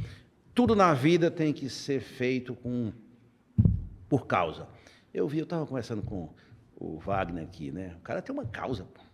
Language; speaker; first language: Portuguese; native; Portuguese